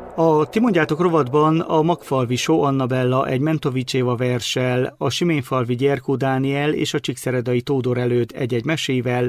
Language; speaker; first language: Hungarian; native; Hungarian